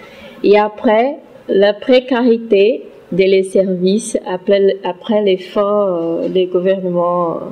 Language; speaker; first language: French; non-native, learner; Portuguese